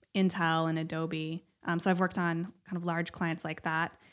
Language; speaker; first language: English; native; English